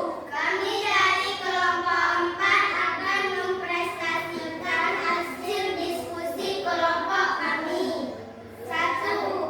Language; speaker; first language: Indonesian; native; Indonesian